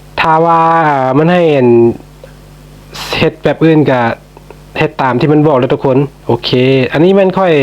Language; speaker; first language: Thai; non-native, local second language; Lao